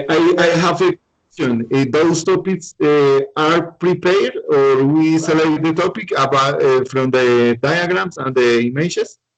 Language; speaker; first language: English; non-native, learner; Spanish